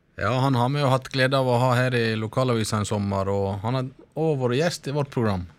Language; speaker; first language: Norwegian; native; Norwegian